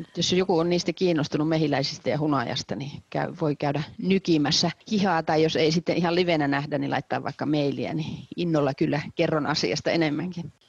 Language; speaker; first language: Finnish; native; Finnish